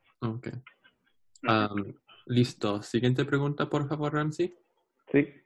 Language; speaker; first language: Spanish; non-native, learner; English